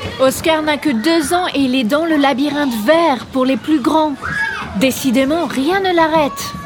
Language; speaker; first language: French; native; French